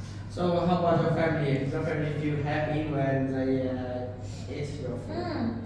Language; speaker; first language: English; non-native, learner; Vietnamese